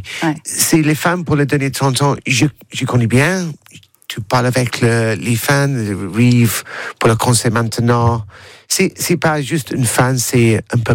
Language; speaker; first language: French; non-native, learner; English